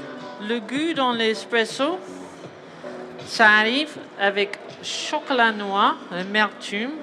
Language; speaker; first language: French; non-native, learner; English